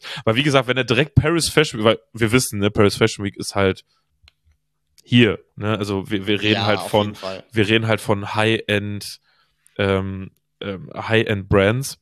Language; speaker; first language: German; native; German